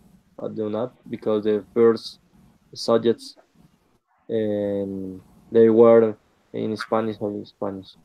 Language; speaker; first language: English; non-native, learner; Spanish